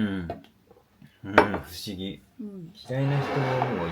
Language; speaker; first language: Japanese; native; Japanese